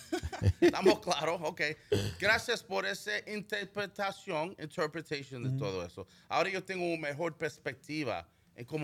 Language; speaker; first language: Spanish; early bilingual, heritage; Spanish